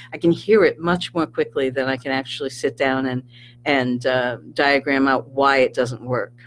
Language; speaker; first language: English; native; English